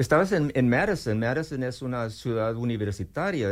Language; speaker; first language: Spanish; non-native, learner; English